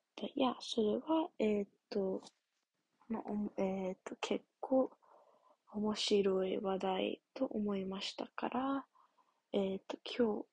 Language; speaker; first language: Japanese; non-native, learner; English